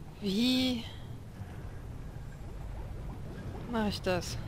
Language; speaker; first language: German; native; German